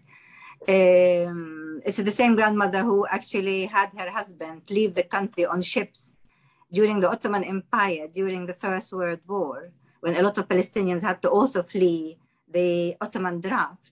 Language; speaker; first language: English; non-native, fluent; Arabic